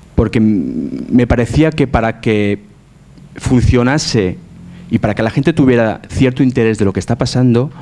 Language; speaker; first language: Spanish; native; Spanish